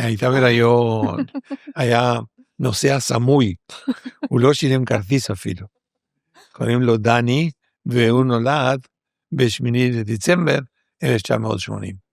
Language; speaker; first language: Hebrew; non-native, fluent; Spanish